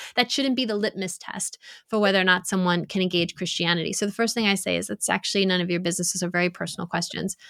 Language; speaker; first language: English; native; English